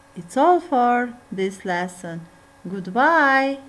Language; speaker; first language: English; non-native, fluent; Turkish